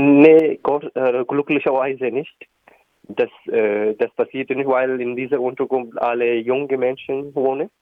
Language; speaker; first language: German; non-native, learner; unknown